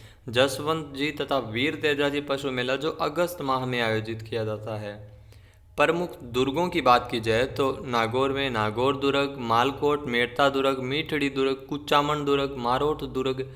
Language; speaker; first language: Hindi; native; Hindi